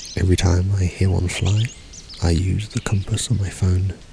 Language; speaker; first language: English; native; English